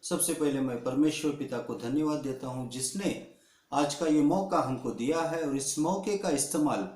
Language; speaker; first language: Hindi; non-native, local second language; Kannada